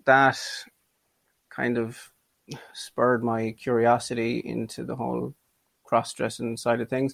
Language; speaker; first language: English; native; English